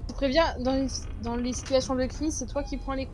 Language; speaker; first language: French; native; French